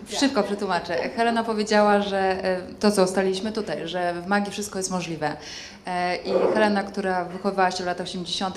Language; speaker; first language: Polish; native; Polish